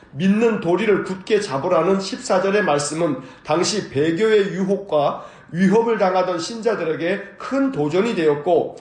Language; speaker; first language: Korean; native; Korean